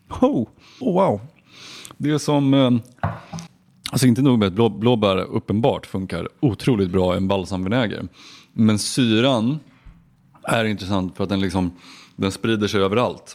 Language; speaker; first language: Swedish; native; Swedish